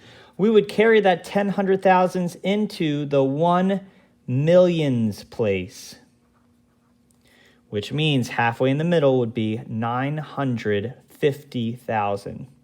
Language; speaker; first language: English; native; English